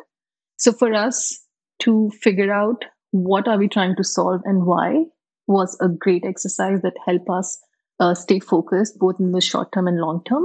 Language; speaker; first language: English; non-native, local second language; Hindi